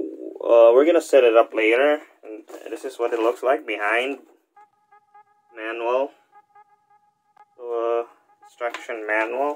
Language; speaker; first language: English; non-native, local second language; Filipino